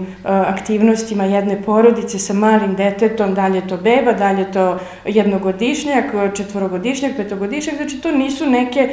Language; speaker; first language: Serbian; native; Serbian